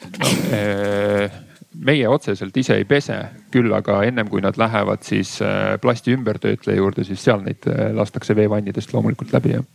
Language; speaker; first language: Estonian; native; Estonian